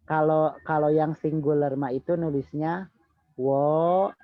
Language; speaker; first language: Indonesian; native; Indonesian